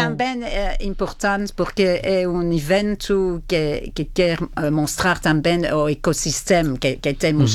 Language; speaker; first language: Portuguese; non-native, fluent; French